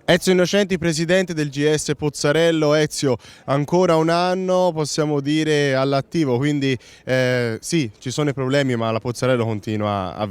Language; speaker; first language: Italian; native; Italian